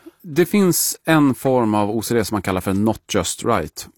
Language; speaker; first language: Swedish; native; Swedish